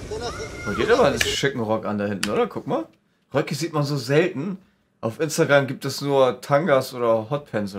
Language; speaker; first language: German; native; German